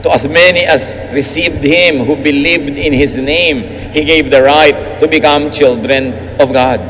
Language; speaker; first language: English; non-native, local second language; Filipino